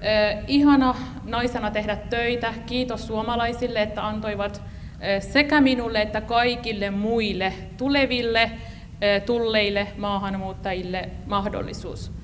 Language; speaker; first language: Finnish; non-native, fluent; Persian